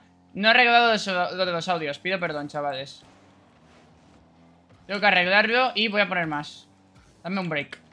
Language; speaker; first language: Spanish; native; Spanish